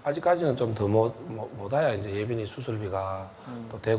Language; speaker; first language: Korean; native; Korean